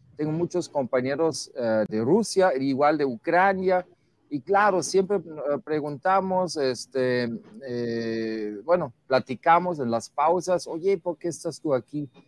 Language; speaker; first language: Spanish; non-native, fluent; German